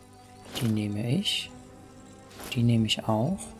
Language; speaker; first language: German; native; German